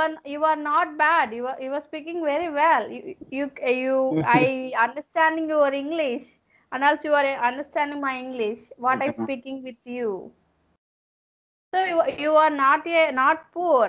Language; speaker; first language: English; non-native, learner; Telugu